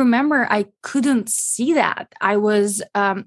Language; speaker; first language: English; non-native, fluent; Ukrainian